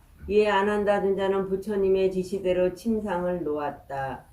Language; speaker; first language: Korean; native; Korean